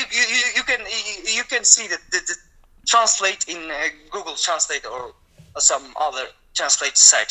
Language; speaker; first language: English; non-native, learner; Russian